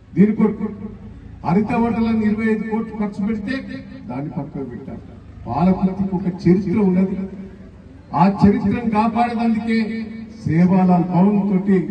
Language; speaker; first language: Telugu; native; Telugu